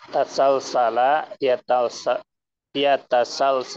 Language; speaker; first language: Arabic; non-native, learner; Indonesian